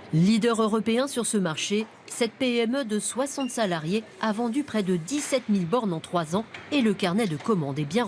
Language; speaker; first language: French; native; French